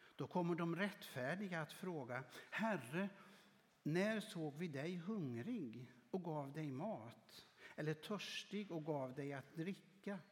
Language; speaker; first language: Swedish; native; Swedish